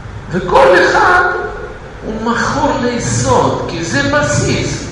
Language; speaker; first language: Hebrew; non-native, fluent; Russian